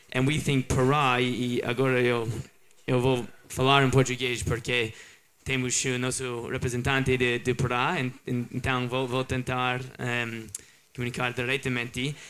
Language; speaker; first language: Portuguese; non-native, learner; English